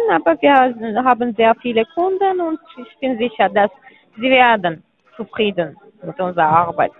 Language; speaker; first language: German; non-native, learner; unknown